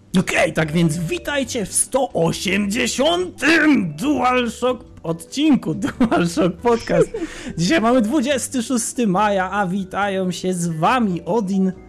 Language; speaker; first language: Polish; native; Polish